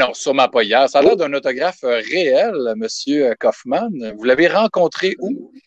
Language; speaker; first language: French; native; French